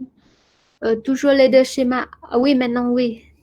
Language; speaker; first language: French; non-native, fluent; Vietnamese